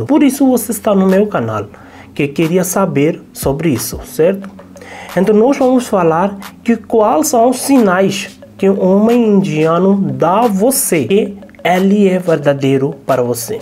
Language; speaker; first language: Portuguese; non-native, learner; Hindi